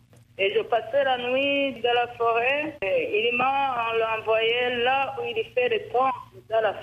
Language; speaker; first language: French; non-native, learner; Rundi